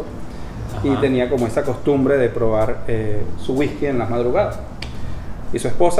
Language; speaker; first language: Spanish; native; Spanish